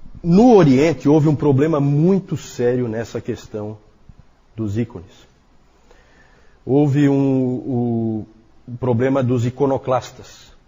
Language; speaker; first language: Portuguese; native; Portuguese